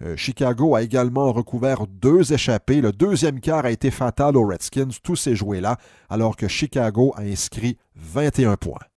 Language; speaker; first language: French; native; French